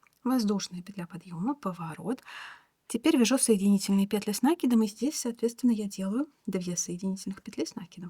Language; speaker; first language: Russian; native; Russian